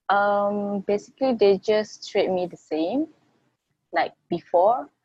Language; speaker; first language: English; non-native, local second language; Malay